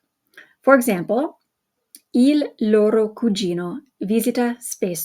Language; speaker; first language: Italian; non-native, fluent; English